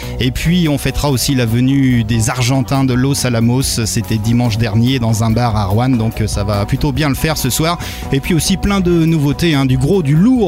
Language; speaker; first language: French; native; French